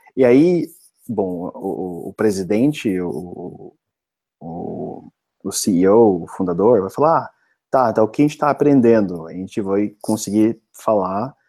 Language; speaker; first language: Portuguese; non-native, fluent; English